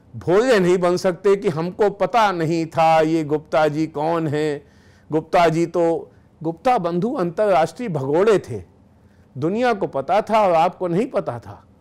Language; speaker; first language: Hindi; native; Hindi